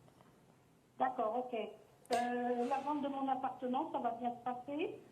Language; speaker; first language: French; native; French